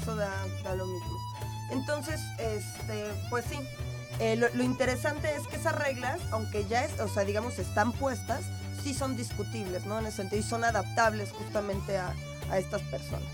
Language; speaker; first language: Spanish; native; Spanish